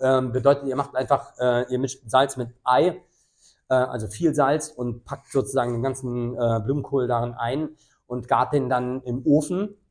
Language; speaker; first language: German; native; German